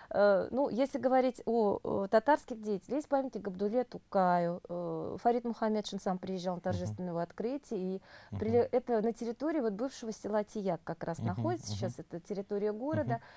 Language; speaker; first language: Russian; native; Russian